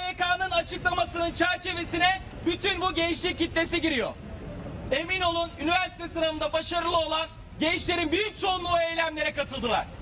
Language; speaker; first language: Turkish; native; Turkish